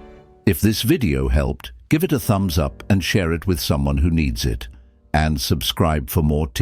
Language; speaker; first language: English; native; English